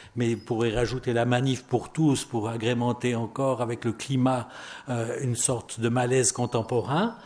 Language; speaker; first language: French; native; French